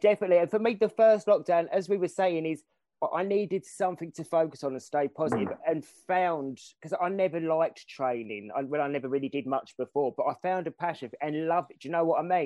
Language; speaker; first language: English; native; English